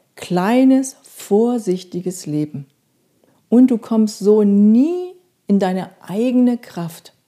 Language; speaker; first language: German; non-native, fluent; Korean